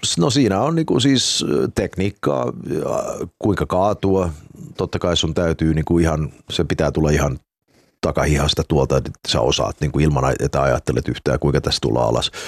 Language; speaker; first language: Finnish; non-native, fluent; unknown